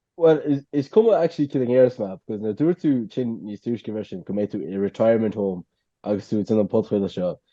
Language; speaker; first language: Irish; native; Irish